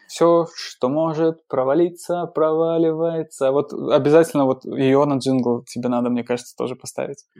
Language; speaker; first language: Russian; native; Russian